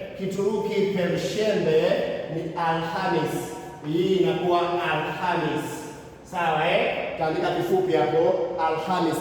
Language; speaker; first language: Swahili; native; Swahili